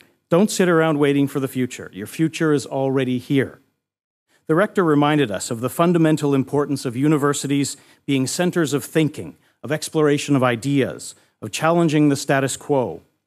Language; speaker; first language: English; native; English